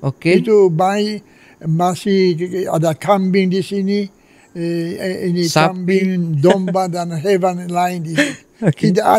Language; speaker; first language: Indonesian; non-native, fluent; Polish